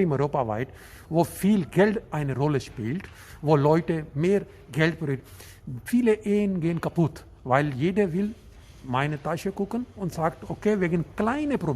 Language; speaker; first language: German; non-native, learner; Urdu